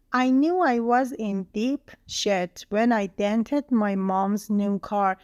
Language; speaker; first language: English; non-native, fluent; Persian